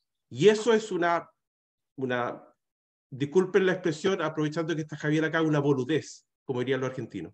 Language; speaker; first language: Spanish; native; Spanish